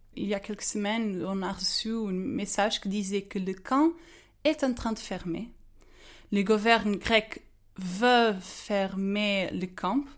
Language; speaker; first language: French; non-native, fluent; Portuguese